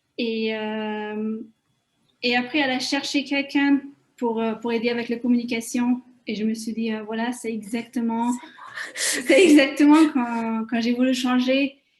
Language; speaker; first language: French; non-native, fluent; Hungarian